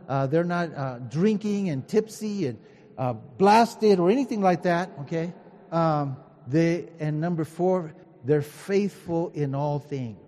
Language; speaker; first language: English; early bilingual, other home language; Spanish